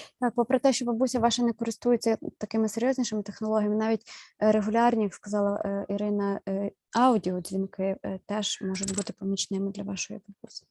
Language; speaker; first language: Ukrainian; native; Ukrainian